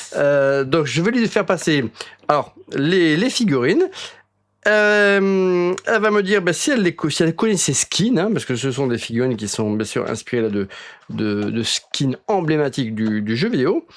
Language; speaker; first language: French; native; French